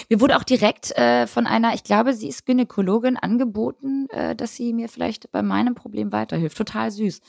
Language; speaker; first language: German; early bilingual, other home language; Albanian